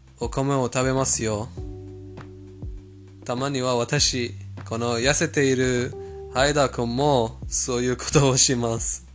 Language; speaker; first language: Japanese; non-native, fluent; Persian